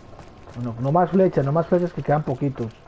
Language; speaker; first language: Spanish; native; Spanish